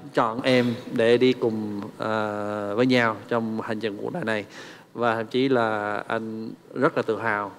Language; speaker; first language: Vietnamese; non-native, fluent; English